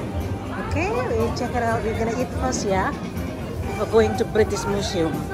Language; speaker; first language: English; non-native, learner; Indonesian